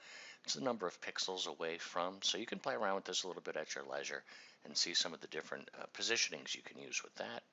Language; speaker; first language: English; native; English